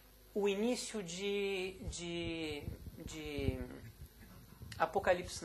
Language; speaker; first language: Spanish; non-native, learner; Portuguese